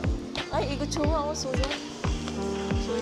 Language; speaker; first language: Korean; non-native, learner; Filipino